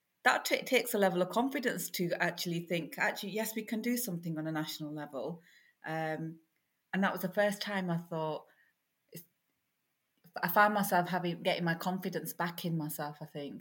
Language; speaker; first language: English; native; English